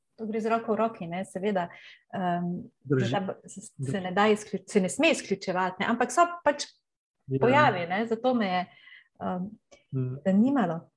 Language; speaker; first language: Slovenian; native; Slovenian